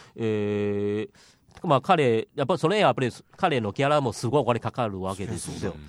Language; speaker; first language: Japanese; non-native, fluent; Chinese